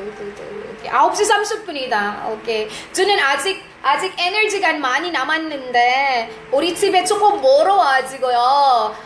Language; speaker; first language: Korean; non-native, fluent; Iloko